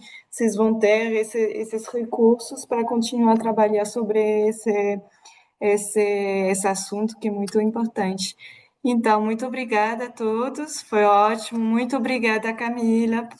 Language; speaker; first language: Portuguese; non-native, fluent; French